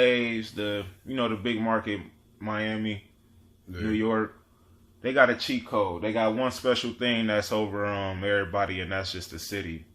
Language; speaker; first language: English; native; English